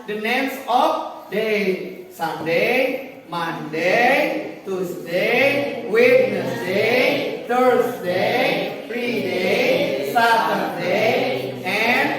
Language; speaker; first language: English; non-native, fluent; Indonesian